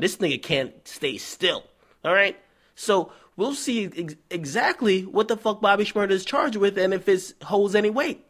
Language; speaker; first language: English; native; English